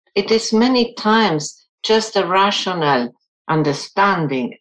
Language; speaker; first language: English; non-native, fluent; German